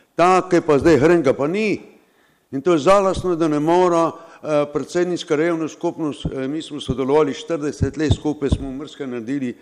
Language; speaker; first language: Slovenian; non-native, local second language; Romany